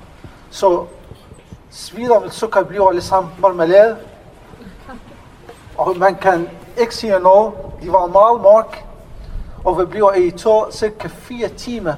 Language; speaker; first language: Danish; non-native, learner; Arabic